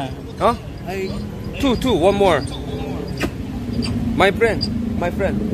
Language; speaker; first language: English; non-native, learner; Korean